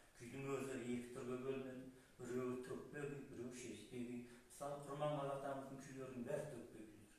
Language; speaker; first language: Kazakh; native; Kazakh